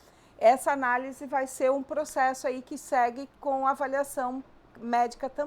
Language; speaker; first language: Portuguese; native; Portuguese